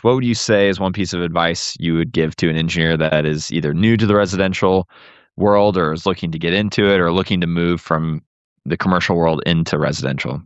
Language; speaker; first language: English; native; English